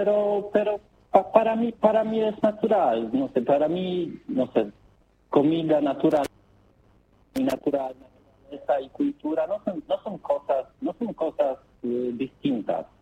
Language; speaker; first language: Spanish; non-native, learner; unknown